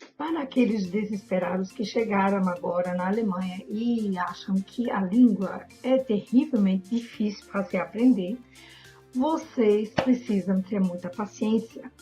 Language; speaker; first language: Portuguese; non-native, fluent; German